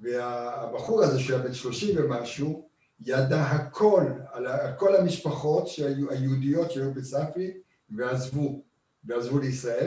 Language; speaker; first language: Hebrew; early bilingual, other home language; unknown